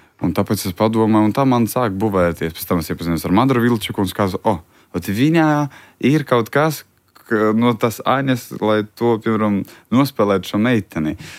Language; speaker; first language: Latvian; non-native, local second language; Russian